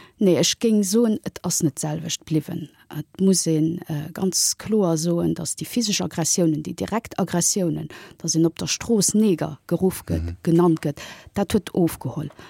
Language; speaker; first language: Luxembourgish; early bilingual, other home language; Kabuverdianu